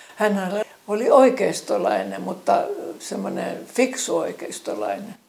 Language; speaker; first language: Finnish; early bilingual, other home language; Estonian